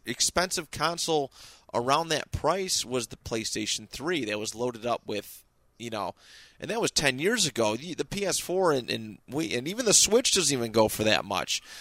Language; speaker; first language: English; native; English